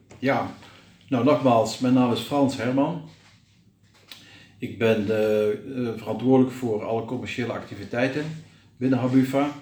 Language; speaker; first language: Dutch; native; Dutch